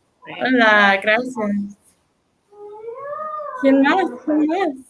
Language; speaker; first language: Spanish; non-native, learner; English